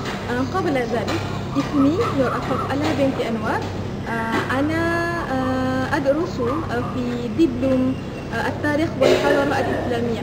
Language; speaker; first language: Arabic; non-native, learner; Malay